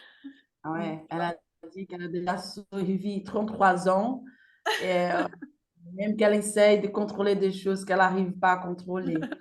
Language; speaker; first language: French; non-native, fluent; Portuguese